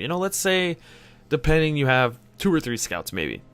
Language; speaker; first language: English; native; English